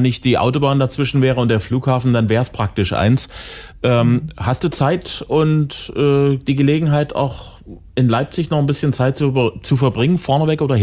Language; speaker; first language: German; native; German